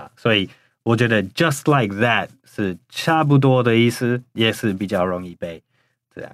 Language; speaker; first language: Chinese; non-native, fluent; English